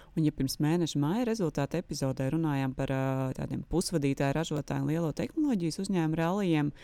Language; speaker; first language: Latvian; native; Latvian